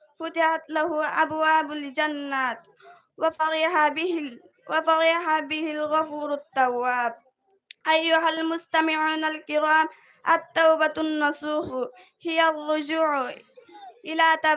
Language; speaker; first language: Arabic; non-native, learner; Bangla